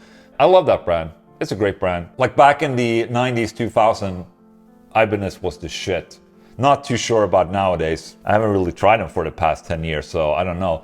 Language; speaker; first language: English; non-native, fluent; Swedish